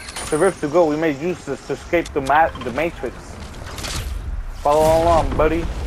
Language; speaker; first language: English; early bilingual, other home language; Spanish